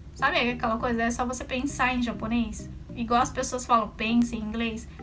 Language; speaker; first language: Portuguese; non-native, local second language; Japanese